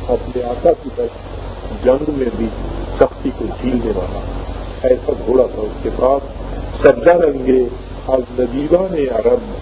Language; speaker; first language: Urdu; native; Urdu